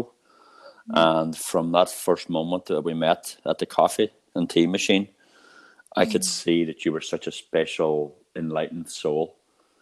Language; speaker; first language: English; native; English